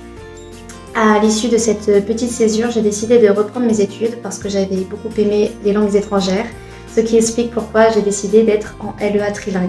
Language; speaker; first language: French; native; French